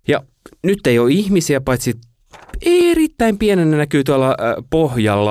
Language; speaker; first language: Finnish; native; Finnish